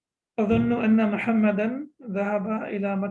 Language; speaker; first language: Arabic; non-native, fluent; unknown